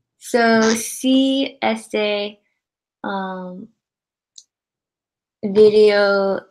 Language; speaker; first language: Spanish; non-native, learner; English